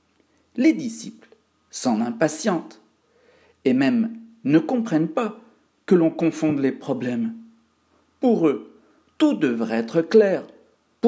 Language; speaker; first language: French; native; French